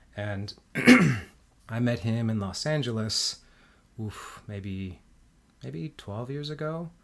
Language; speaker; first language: English; early bilingual, heritage; Spanish